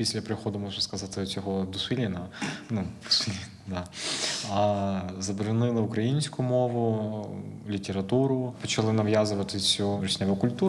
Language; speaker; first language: Ukrainian; non-native, local second language; Russian